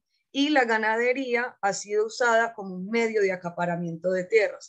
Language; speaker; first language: Spanish; native; Spanish